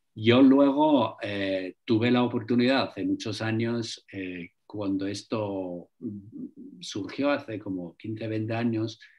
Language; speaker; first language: Spanish; non-native, fluent; English